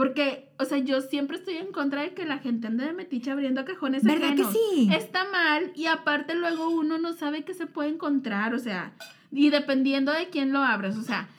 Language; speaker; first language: Spanish; native; Spanish